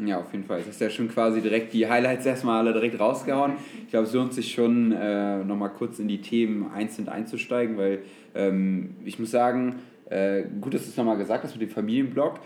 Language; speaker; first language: German; native; German